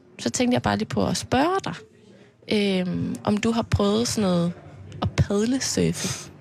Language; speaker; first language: Danish; native; Danish